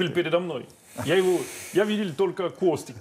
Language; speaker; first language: Russian; non-native, learner; French